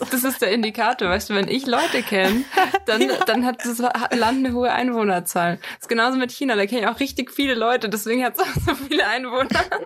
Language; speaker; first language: German; native; German